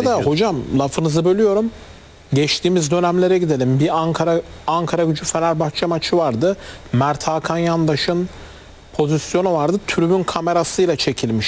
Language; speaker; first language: Turkish; native; Turkish